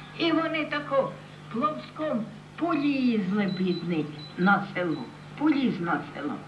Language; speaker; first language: Ukrainian; native; Ukrainian